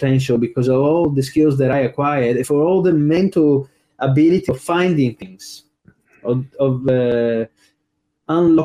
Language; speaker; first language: English; non-native, fluent; Italian